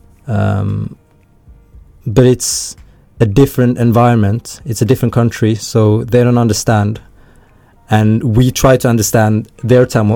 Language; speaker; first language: English; early bilingual, other home language; Norwegian